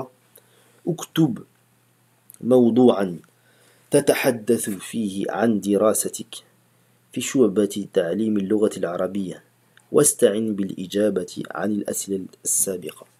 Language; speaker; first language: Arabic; non-native, fluent; French